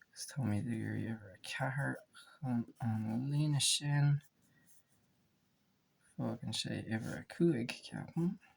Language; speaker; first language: Irish; non-native, local second language; English